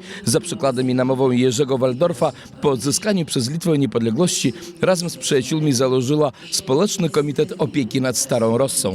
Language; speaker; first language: Polish; native; Polish